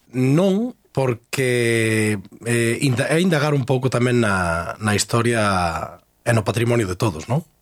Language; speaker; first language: Galician; native; Galician